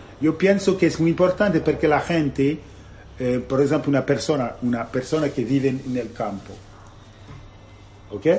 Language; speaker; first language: Spanish; non-native, learner; Italian